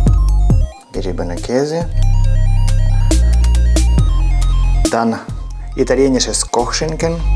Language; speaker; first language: German; non-native, fluent; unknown